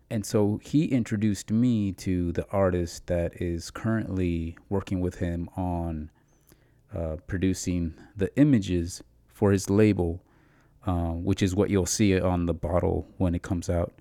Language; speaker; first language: English; early bilingual, other home language; Spanish